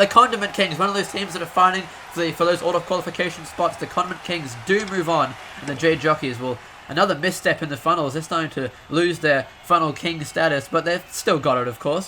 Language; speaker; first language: English; native; English